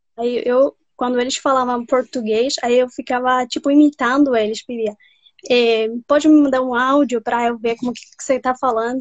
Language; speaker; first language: Portuguese; non-native, fluent; Spanish